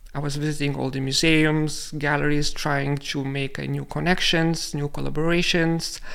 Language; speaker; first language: English; non-native, fluent; Lithuanian